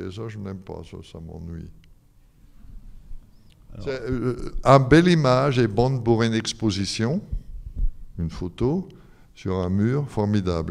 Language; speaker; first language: French; non-native, fluent; German